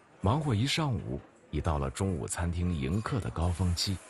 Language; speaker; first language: Chinese; native; Chinese